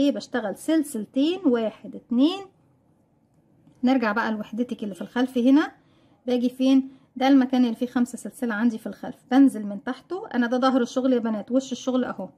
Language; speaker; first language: Arabic; native; Arabic